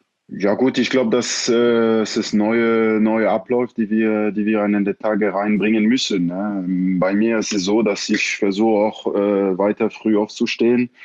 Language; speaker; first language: German; non-native, fluent; French